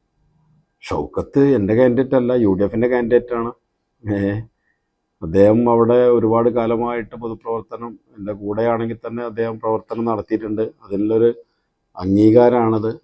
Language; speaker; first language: Malayalam; native; Malayalam